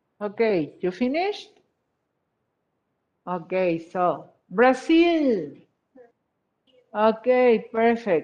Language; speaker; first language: English; non-native, fluent; Spanish